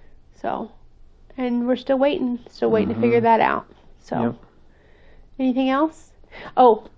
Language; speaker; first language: English; native; English